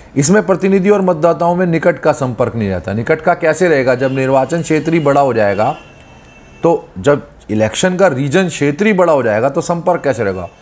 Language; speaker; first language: Hindi; native; Hindi